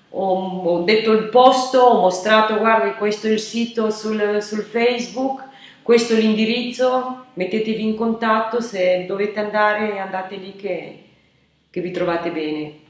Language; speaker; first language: Italian; non-native, fluent; Romanian